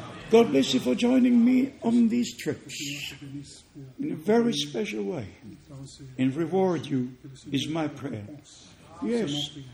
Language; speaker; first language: English; non-native, fluent; German